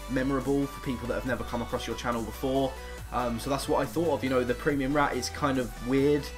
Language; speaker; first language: English; native; English